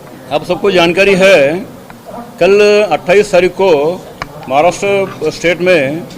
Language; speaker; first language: Hindi; non-native, local second language; Marathi